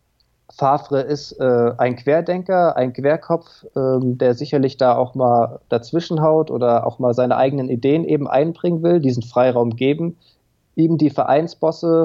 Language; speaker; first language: German; native; German